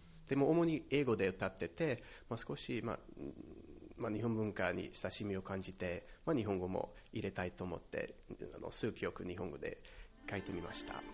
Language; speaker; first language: Japanese; non-native, fluent; English